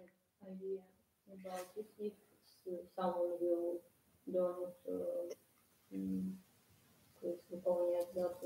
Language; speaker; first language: English; non-native, learner; Russian